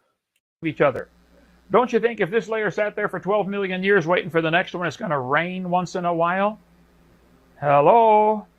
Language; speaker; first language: English; native; English